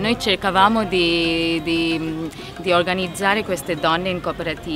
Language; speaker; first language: Italian; non-native, fluent; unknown